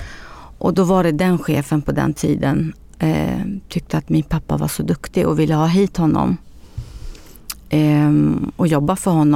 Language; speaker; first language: Swedish; early bilingual, other home language; Arabic